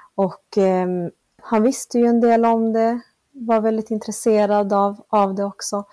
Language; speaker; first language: Swedish; early bilingual, other home language; Spanish